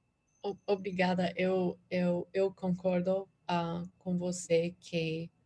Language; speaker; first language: Portuguese; non-native, learner; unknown